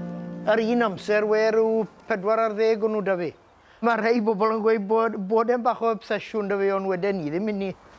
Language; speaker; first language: Welsh; native; Welsh